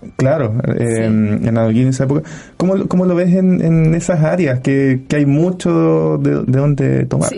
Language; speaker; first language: Spanish; native; Spanish